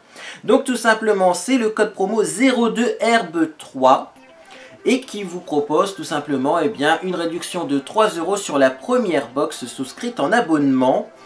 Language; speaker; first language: French; native; French